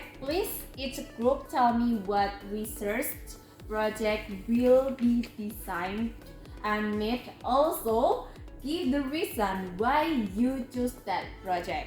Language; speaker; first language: English; non-native, fluent; Indonesian